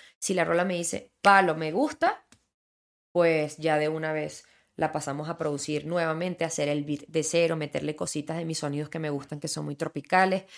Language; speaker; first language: Spanish; native; Spanish